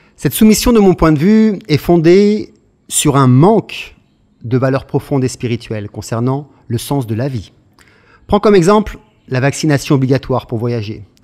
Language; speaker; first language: French; native; French